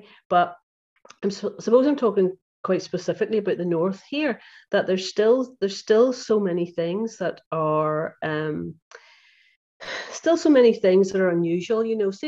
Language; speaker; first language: English; native; English